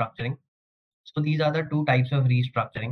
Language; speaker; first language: English; non-native, local second language; Hindi